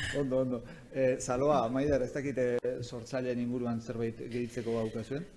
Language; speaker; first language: Basque; native; Basque